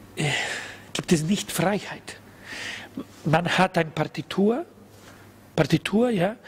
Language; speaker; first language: German; non-native, learner; Spanish